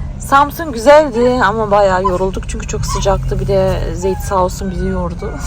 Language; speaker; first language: Turkish; early bilingual, heritage; Turkish